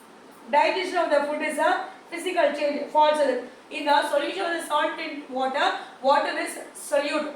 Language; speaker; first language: English; non-native, local second language; Tamil